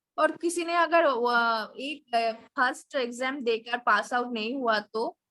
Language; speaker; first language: Hindi; non-native, local second language; Bangla